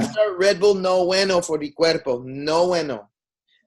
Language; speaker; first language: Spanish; non-native, learner; English